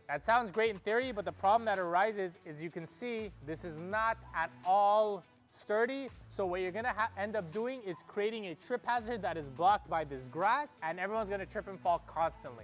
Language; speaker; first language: English; native; English